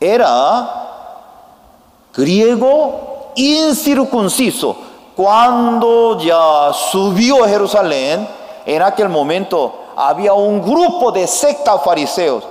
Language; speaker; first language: Spanish; non-native, learner; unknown